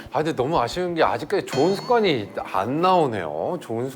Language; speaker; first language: Korean; native; Korean